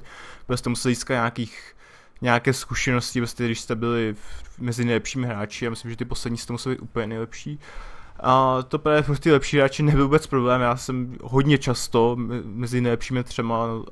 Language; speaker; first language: Czech; native; Czech